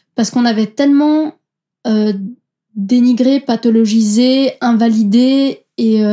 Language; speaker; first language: French; native; French